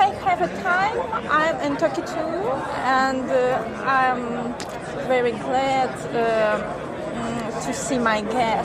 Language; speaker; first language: English; non-native, learner; Russian